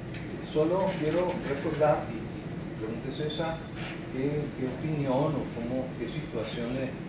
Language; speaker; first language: Spanish; native; Spanish